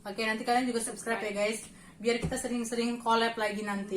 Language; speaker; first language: Indonesian; native; Indonesian